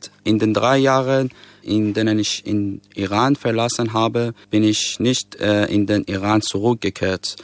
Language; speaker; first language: German; non-native, fluent; Persian